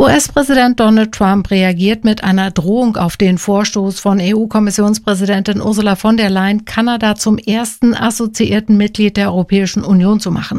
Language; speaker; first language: German; native; German